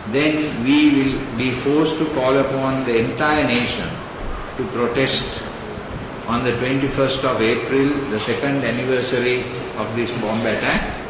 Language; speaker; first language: English; non-native, local second language; Sinhala